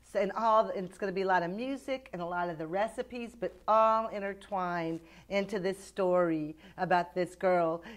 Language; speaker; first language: English; native; English